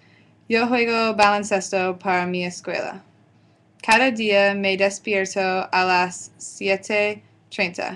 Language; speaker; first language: Spanish; non-native, learner; English